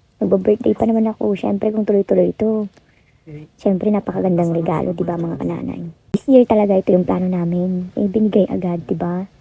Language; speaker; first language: Filipino; native; Filipino